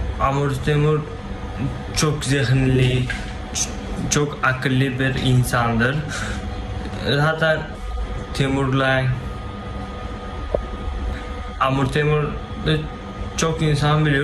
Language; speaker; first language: Turkish; non-native, learner; Uzbek